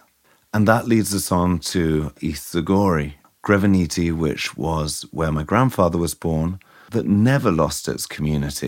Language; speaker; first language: English; native; English